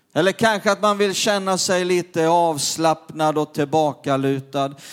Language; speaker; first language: Swedish; native; Swedish